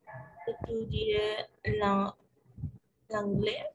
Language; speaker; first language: French; non-native, learner; Spanish